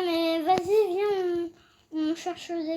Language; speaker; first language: French; native; French